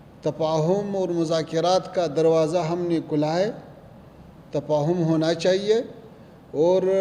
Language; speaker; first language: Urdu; non-native, fluent; Pashto